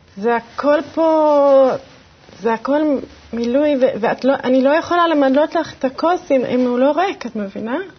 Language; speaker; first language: Hebrew; early bilingual, other home language; English